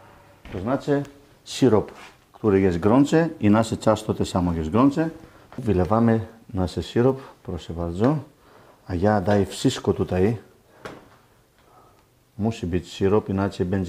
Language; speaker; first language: Polish; non-native, learner; Greek